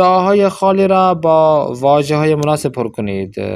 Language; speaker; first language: Persian; non-native, fluent; Urdu